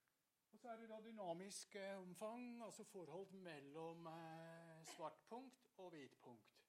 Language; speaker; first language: Norwegian; non-native, fluent; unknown